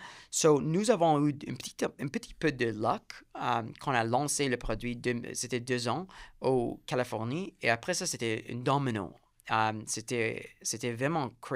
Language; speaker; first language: French; non-native, learner; English